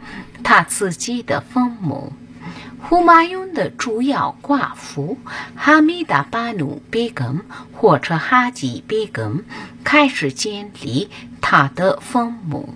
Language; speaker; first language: Chinese; non-native, fluent; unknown